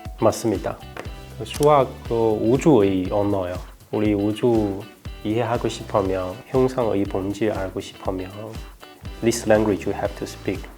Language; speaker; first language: Korean; non-native, learner; Chinese